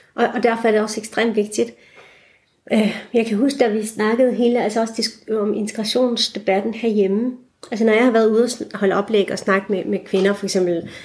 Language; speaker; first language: Danish; early bilingual, other home language; Turkish